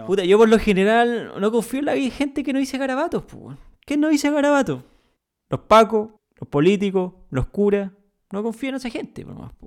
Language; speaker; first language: Spanish; native; Spanish